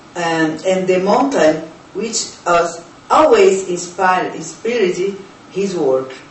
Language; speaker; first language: English; non-native, learner; Portuguese